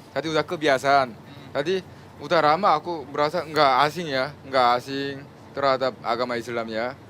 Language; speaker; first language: Indonesian; non-native, fluent; Korean